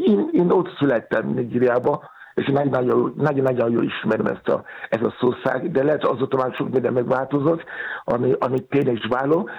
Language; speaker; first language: Hungarian; non-native, fluent; Yoruba